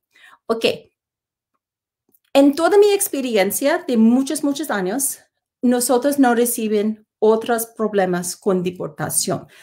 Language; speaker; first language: Spanish; non-native, learner; English